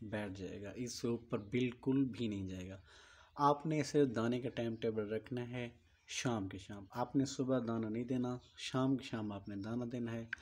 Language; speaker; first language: Urdu; non-native, local second language; Punjabi